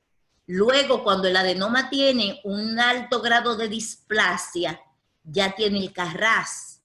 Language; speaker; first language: Spanish; native; Spanish